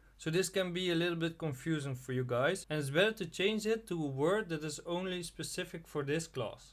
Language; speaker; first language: English; non-native, fluent; Dutch